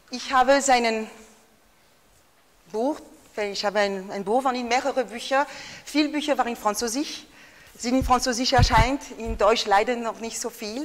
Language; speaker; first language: German; non-native, fluent; French